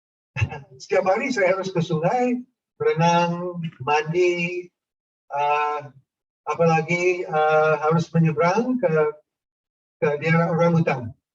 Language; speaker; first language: Indonesian; non-native, fluent; English